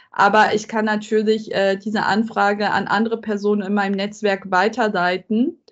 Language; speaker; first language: German; early bilingual, other home language; Persian